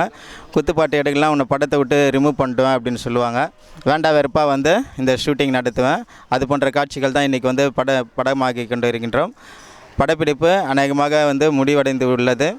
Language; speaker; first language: Tamil; native; Tamil